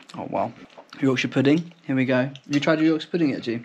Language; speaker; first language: English; native; English